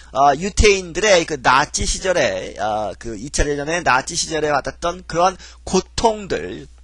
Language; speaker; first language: Korean; native; Korean